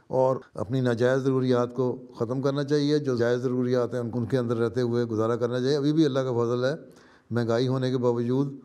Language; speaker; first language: Urdu; native; Urdu